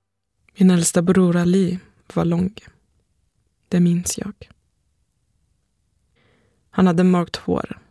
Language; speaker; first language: Swedish; early bilingual, other home language; Persian